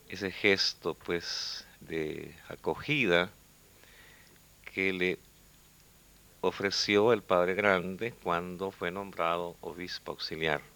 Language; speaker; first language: Spanish; native; Spanish